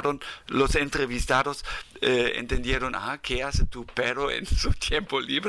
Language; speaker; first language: Spanish; non-native, fluent; German